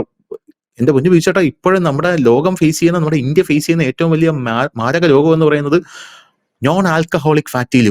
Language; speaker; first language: Malayalam; native; Malayalam